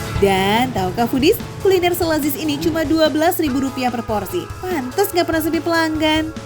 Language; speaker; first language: Indonesian; native; Indonesian